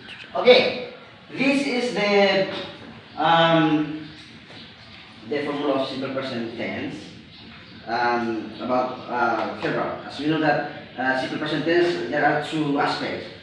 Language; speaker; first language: English; non-native, learner; Indonesian